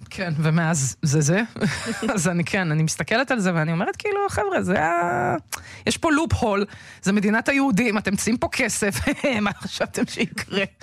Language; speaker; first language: Hebrew; early bilingual, other home language; Russian